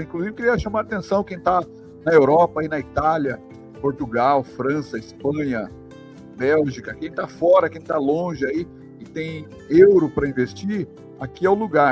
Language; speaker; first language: Portuguese; native; Portuguese